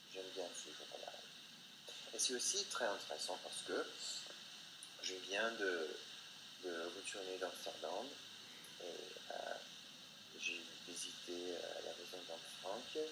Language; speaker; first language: French; non-native, learner; English